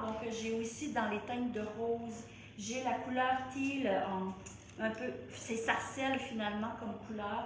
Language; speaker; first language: French; native; French